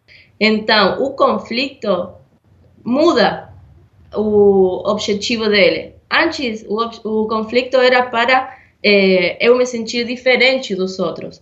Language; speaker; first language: Portuguese; non-native, fluent; Spanish